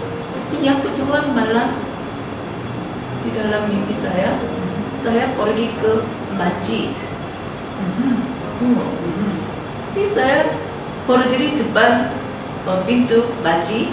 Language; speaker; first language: Indonesian; non-native, learner; Korean